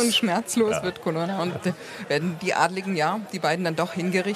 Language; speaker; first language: German; native; German